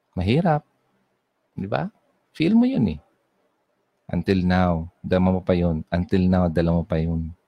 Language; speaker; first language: Filipino; non-native, local second language; Bikol